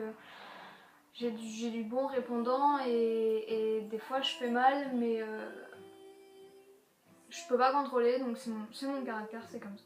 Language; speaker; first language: French; native; French